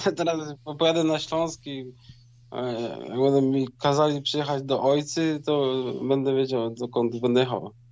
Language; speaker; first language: Polish; native; Polish